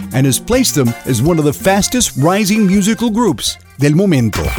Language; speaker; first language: English; early bilingual, other home language; Spanish